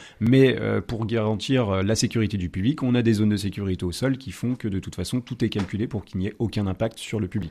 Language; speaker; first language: French; native; French